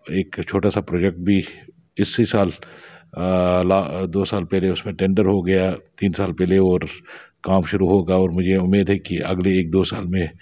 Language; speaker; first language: Hindi; non-native, local second language; Shina